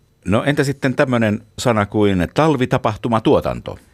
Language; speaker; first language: Finnish; native; Finnish